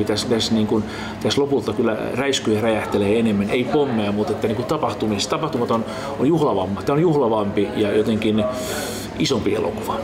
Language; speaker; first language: Finnish; native; Finnish